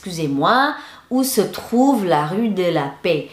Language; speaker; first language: French; non-native, fluent; Indonesian